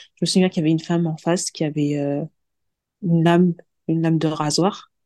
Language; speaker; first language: French; early bilingual, other home language; Mandingo